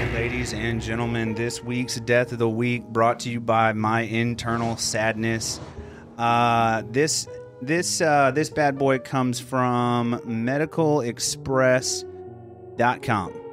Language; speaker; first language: English; native; English